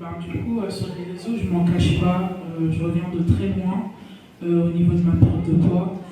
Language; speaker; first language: French; native; French